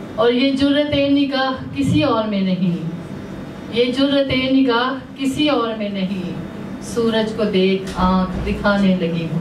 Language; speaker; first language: Urdu; non-native, local second language; Punjabi